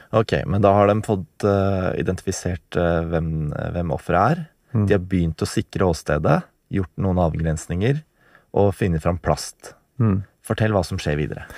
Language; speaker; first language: Norwegian; native; Norwegian